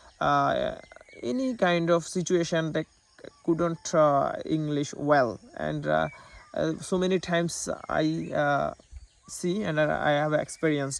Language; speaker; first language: English; non-native, learner; Bangla